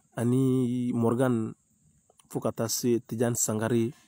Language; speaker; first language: French; non-native, local second language; Bambara